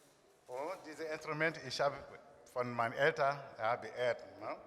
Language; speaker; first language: German; non-native, learner; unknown